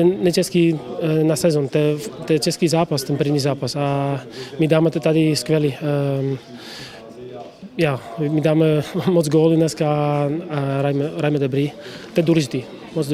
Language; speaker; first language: Czech; non-native, learner; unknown